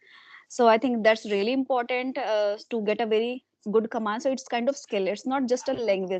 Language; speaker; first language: English; non-native, local second language; Hindi